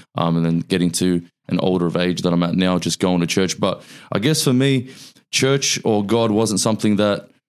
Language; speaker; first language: English; early bilingual, other home language; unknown